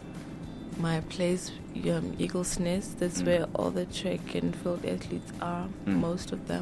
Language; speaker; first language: English; non-native, local second language; Southern Sotho